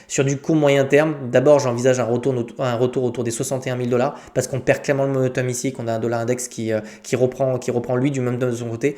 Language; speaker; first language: French; native; French